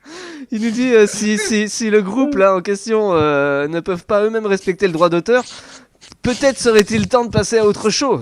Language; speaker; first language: French; native; French